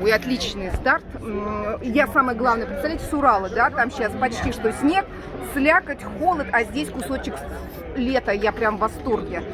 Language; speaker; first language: Russian; native; Russian